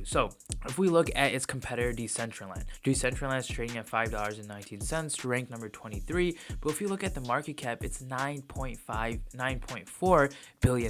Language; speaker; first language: English; native; English